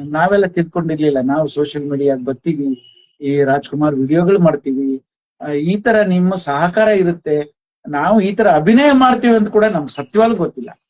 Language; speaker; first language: Kannada; non-native, local second language; Konkani